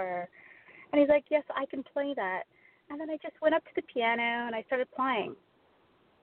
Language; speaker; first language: English; native; English